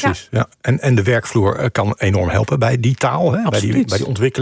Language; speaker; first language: Dutch; native; Dutch